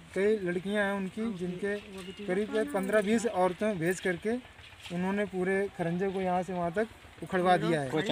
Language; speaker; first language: Hindi; native; Hindi